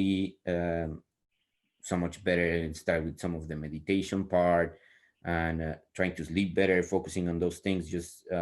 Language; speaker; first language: English; non-native, fluent; Spanish